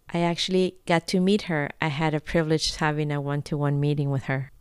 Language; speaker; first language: English; non-native, fluent; Spanish